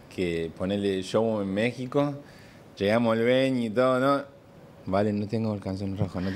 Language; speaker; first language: Spanish; native; Spanish